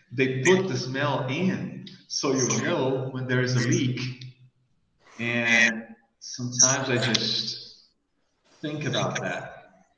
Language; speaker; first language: English; non-native, fluent; Portuguese